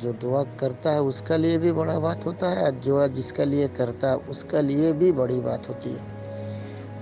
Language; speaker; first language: Hindi; early bilingual, heritage; Urdu